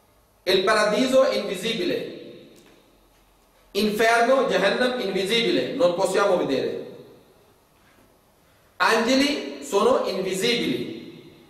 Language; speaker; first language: Italian; non-native, fluent; Urdu